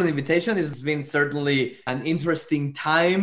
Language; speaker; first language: English; non-native, fluent; Spanish